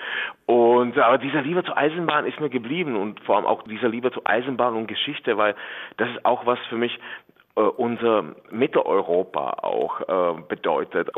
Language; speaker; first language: German; non-native, fluent; Czech